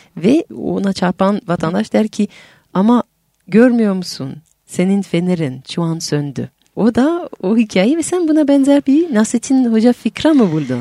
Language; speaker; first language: Turkish; non-native, fluent; French